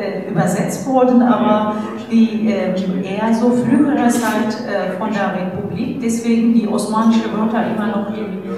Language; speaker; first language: German; non-native, fluent; Turkish